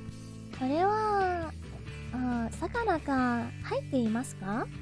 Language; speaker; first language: Japanese; non-native, learner; English